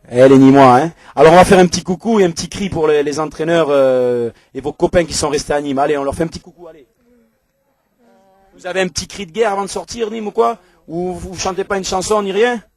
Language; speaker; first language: French; native; French